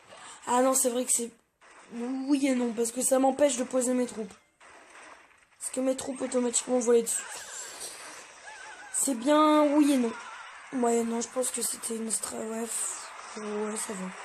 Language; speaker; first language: French; native; French